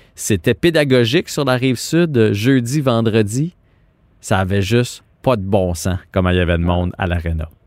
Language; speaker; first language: French; native; French